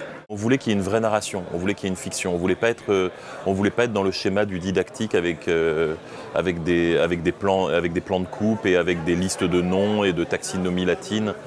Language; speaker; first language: French; native; French